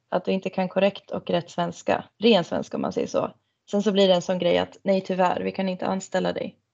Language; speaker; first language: Swedish; native; Swedish